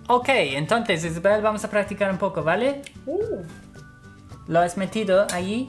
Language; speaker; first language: Spanish; non-native, fluent; English